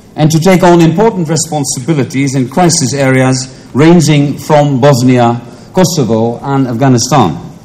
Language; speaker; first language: English; non-native, fluent; Dutch